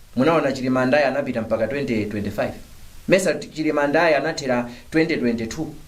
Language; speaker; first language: Nyanja; native; Nyanja